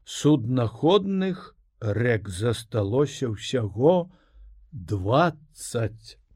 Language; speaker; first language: Belarusian; native; Belarusian